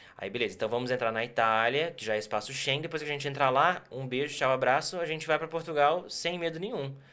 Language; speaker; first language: Portuguese; native; Portuguese